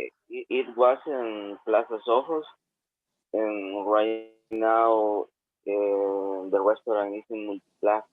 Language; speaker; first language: English; non-native, learner; Spanish